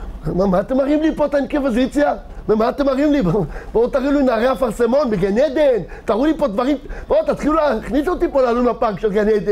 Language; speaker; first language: Hebrew; native; Hebrew